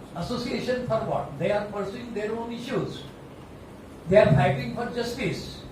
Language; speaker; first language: English; non-native, local second language; Marathi